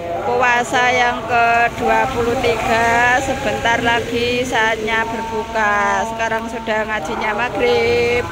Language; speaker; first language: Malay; non-native, local second language; Javanese